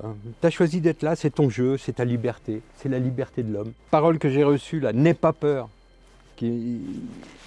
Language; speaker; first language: French; native; French